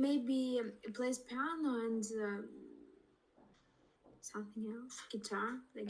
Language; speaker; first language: English; non-native, learner; Russian